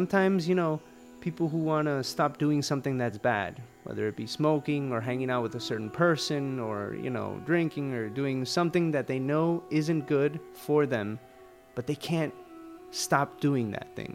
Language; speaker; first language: English; early bilingual, other home language; Spanish